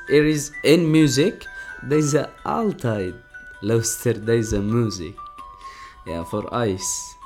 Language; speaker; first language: Dutch; non-native, learner; Arabic